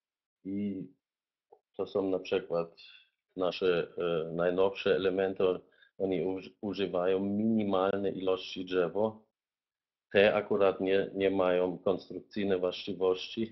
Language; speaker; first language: Polish; non-native, fluent; German